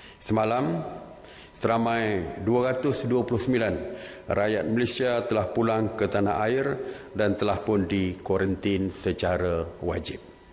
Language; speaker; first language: Malay; native; Malay